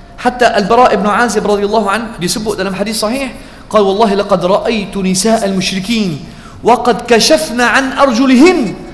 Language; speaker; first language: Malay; non-native, fluent; Arabic